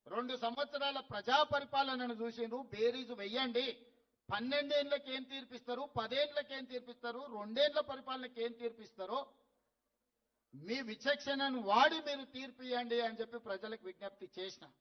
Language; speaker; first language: Telugu; native; Telugu